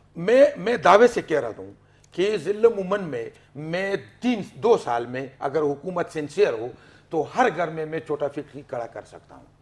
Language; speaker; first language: Urdu; non-native, local second language; Pashto